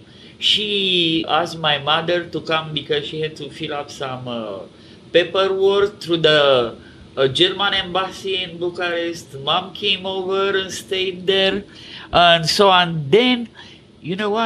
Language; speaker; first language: English; non-native, fluent; Romanian